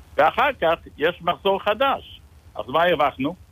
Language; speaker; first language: Hebrew; non-native, learner; English